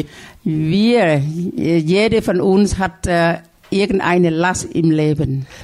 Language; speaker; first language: German; non-native, learner; Thai